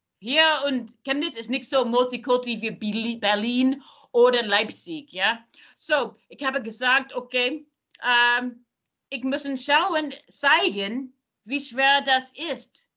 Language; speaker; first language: German; non-native, learner; English